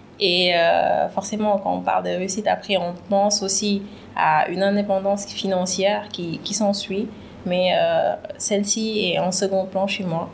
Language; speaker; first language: French; non-native, local second language; Wolof